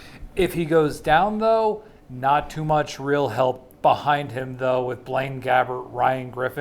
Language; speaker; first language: English; native; English